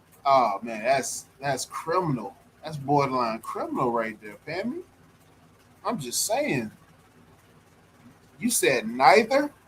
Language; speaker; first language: English; native; English